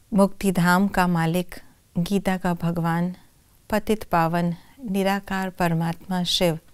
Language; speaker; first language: Hindi; native; Hindi